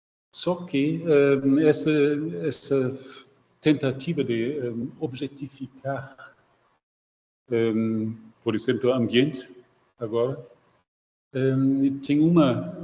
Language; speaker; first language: Portuguese; non-native, fluent; German